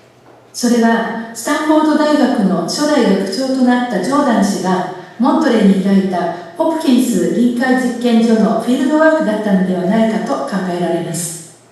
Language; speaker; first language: Japanese; native; Japanese